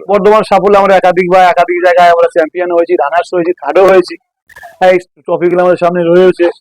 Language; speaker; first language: Bangla; native; Bangla